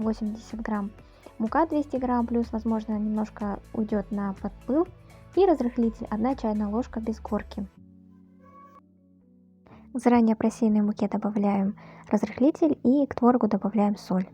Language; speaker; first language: Russian; native; Russian